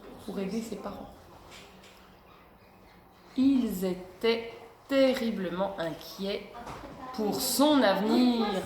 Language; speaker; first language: French; native; French